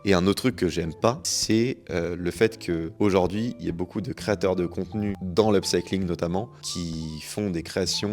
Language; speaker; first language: French; native; French